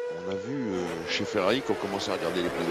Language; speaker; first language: French; native; French